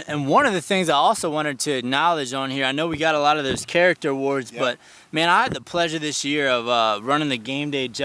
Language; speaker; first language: English; native; English